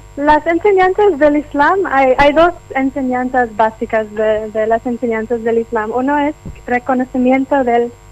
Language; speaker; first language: Spanish; non-native, fluent; Urdu